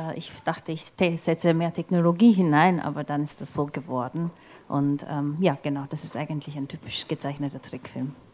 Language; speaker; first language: German; non-native, fluent; Turkish